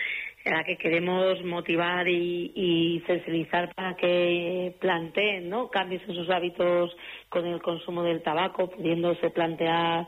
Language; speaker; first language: Spanish; native; Spanish